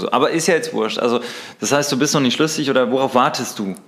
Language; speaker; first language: German; native; German